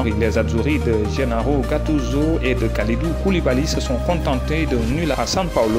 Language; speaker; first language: French; non-native, local second language; Wolof